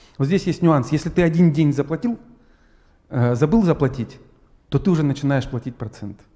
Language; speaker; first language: Russian; native; Russian